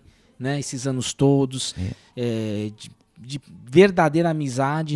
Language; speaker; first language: Portuguese; native; Portuguese